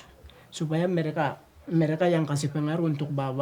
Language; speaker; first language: Indonesian; non-native, local second language; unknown